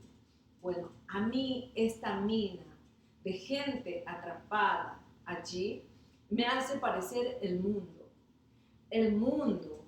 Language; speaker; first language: Spanish; native; Spanish